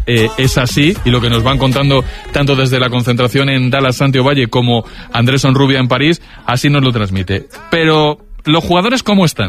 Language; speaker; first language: Spanish; native; Spanish